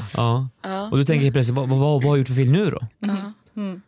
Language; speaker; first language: Swedish; early bilingual, other home language; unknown